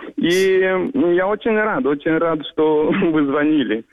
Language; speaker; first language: Russian; non-native, learner; Romanian